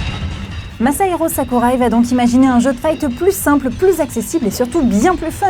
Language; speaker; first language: French; native; French